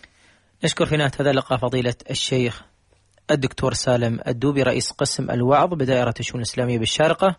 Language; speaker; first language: Arabic; native; Arabic